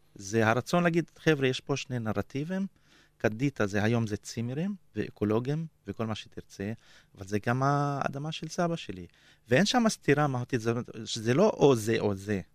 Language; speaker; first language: Hebrew; non-native, local second language; Arabic